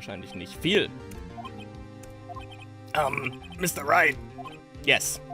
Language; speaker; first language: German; native; German